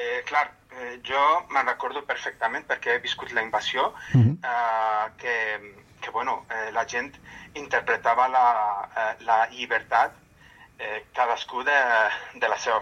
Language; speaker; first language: Catalan; non-native, fluent; Arabic